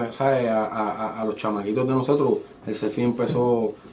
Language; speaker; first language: Spanish; native; Spanish